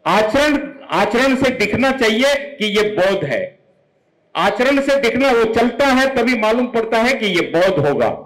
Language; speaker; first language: Hindi; non-native, local second language; Marathi